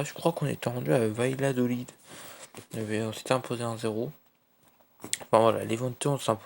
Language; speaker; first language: French; native; French